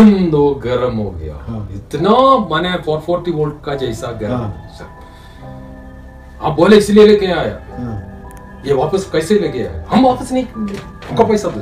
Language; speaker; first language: Hindi; non-native, local second language; Malayalam